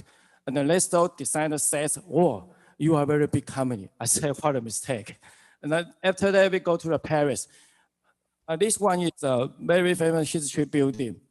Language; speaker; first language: English; non-native, learner; Chinese